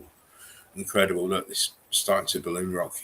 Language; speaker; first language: English; native; English